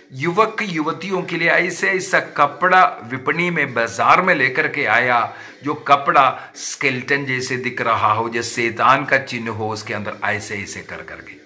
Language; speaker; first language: Hindi; non-native, local second language; Malayalam